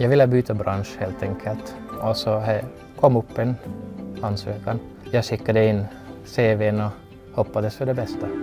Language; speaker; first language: Swedish; non-native, fluent; Hungarian